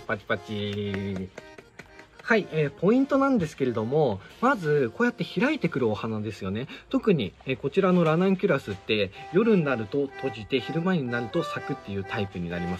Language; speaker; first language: Japanese; native; Japanese